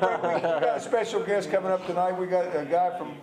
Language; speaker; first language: English; native; English